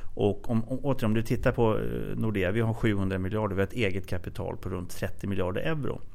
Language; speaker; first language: Swedish; native; Swedish